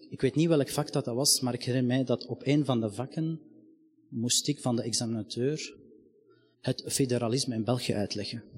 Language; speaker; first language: Dutch; non-native, fluent; Arabic